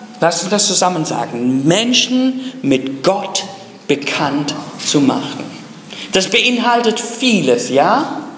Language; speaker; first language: German; non-native, fluent; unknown